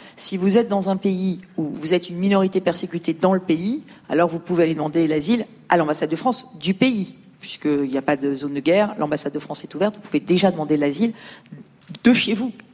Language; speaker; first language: French; native; French